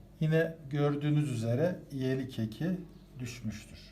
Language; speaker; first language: Turkish; native; Turkish